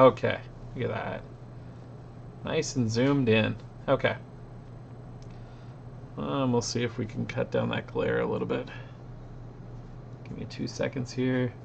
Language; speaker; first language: English; native; English